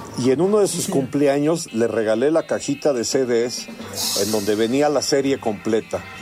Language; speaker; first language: Spanish; early bilingual, heritage; Spanish